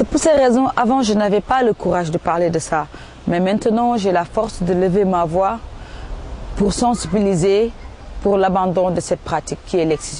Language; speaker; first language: French; non-native, local second language; Jola-Fonyi